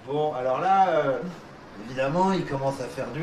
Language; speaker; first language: French; native; French